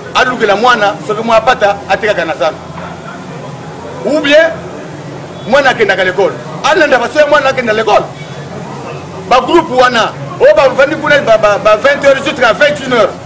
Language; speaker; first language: Lingala; non-native, local second language; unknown